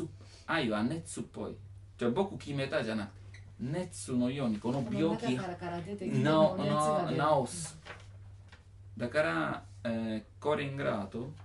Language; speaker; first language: Japanese; non-native, learner; Italian